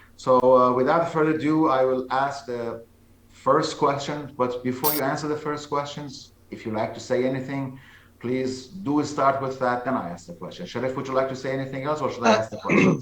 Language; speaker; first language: English; non-native, fluent; Persian